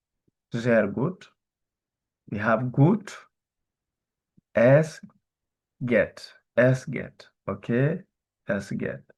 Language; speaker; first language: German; non-native, learner; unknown